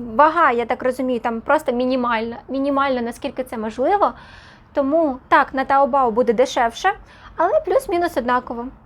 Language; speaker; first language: Ukrainian; non-native, local second language; Russian